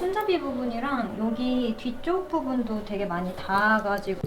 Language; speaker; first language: Korean; native; Korean